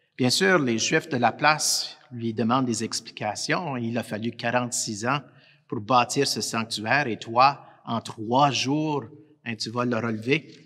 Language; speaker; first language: French; native; French